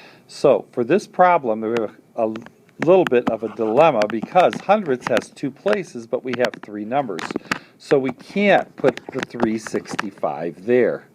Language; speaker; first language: English; native; English